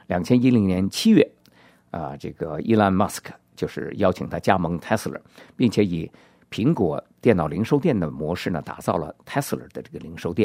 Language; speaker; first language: Chinese; native; Chinese